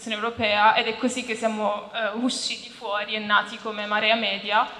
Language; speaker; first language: Italian; native; Italian